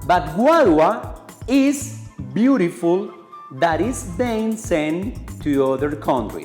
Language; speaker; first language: English; non-native, fluent; Spanish